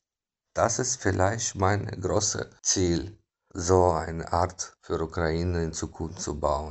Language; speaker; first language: German; non-native, fluent; Ukrainian